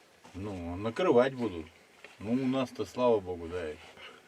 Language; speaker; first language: Russian; native; Russian